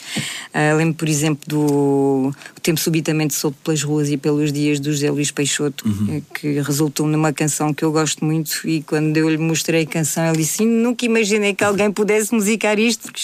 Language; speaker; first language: Portuguese; native; Portuguese